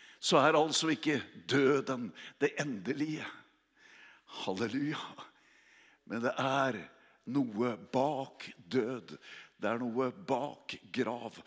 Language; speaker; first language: Norwegian; native; Norwegian